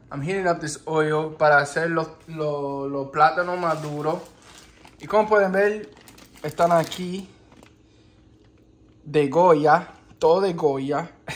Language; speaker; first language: Spanish; early bilingual, heritage; Spanish